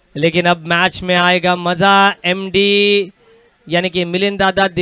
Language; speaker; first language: Hindi; non-native, local second language; Marathi